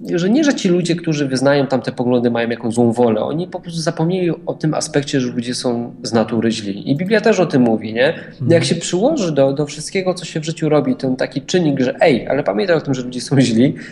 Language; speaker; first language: Polish; native; Polish